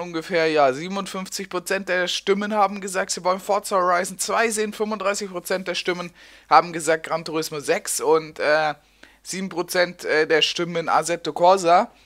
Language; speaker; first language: German; native; German